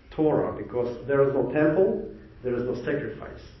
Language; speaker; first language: English; non-native, fluent; Ukrainian